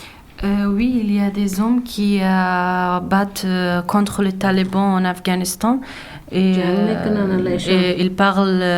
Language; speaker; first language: French; non-native, learner; Persian